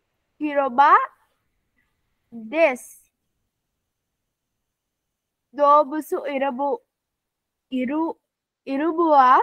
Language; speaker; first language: Japanese; non-native, learner; Sinhala